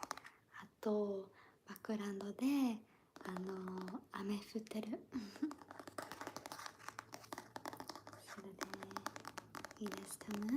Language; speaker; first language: Japanese; non-native, learner; English